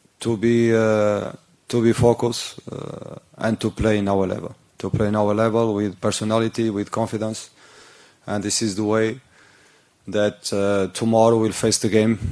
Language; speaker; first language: English; non-native, learner; Portuguese